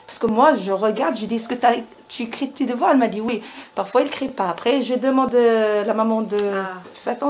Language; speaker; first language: French; non-native, learner; Arabic